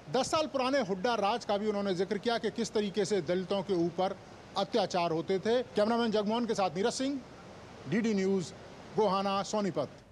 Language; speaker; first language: Hindi; native; Hindi